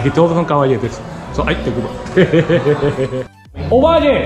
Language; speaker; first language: Spanish; non-native, learner; Japanese